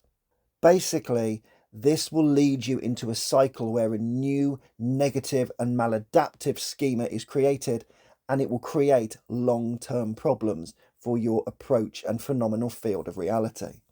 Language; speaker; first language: English; native; English